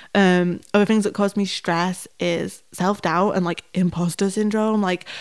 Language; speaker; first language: English; native; English